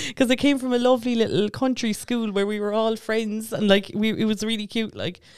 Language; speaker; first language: English; native; English